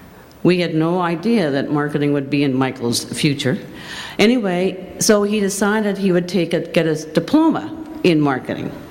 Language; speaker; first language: English; native; English